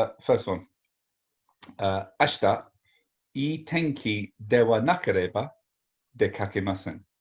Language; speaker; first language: Japanese; non-native, fluent; English